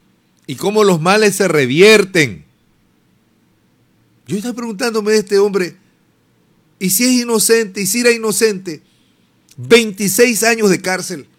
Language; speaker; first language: Spanish; native; Spanish